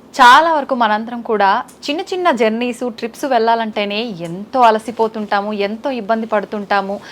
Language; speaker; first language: Telugu; native; Telugu